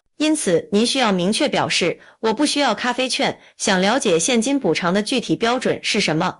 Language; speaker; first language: Chinese; native; Chinese